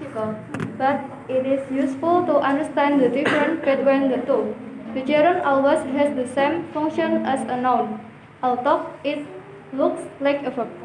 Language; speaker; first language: English; non-native, learner; Indonesian